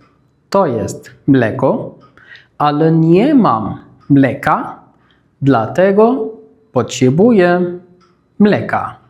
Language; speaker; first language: Polish; non-native, fluent; Arabic